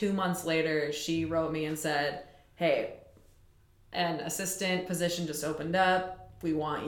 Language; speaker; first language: English; native; English